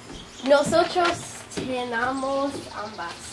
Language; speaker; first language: Spanish; non-native, learner; English